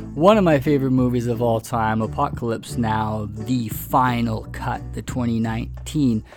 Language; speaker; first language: English; native; English